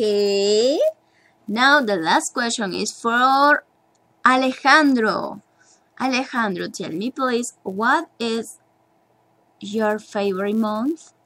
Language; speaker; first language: English; non-native, learner; Spanish